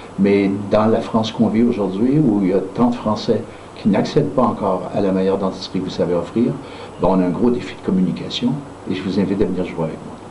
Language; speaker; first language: French; native; French